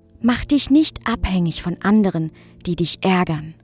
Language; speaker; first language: German; native; German